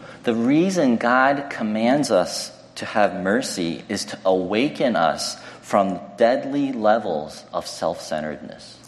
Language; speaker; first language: English; early bilingual, other home language; Chinese